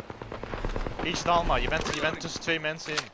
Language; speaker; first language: Dutch; early bilingual, other home language; Turkish